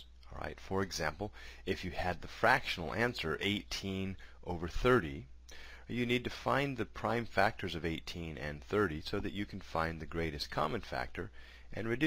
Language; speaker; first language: English; native; English